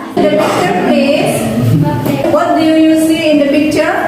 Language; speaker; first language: English; non-native, learner; Indonesian